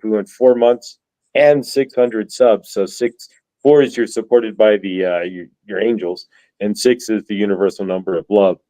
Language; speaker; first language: English; native; English